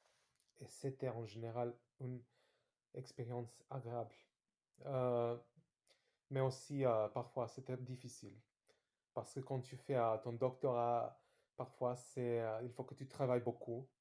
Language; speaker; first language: French; non-native, fluent; Serbian